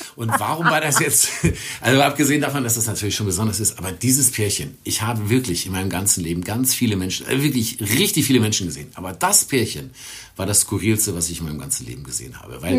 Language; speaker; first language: German; native; German